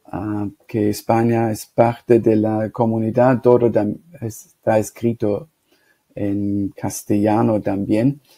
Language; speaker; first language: Spanish; non-native, fluent; German